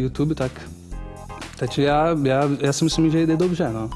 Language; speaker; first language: Czech; non-native, learner; Portuguese